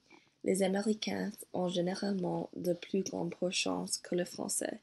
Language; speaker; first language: French; non-native, learner; English